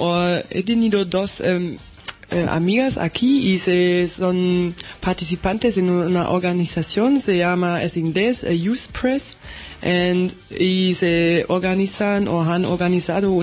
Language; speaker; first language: Spanish; non-native, learner; German